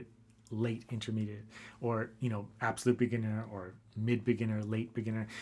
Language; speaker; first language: English; native; English